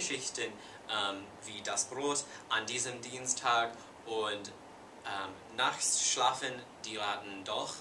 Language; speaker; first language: German; non-native, learner; English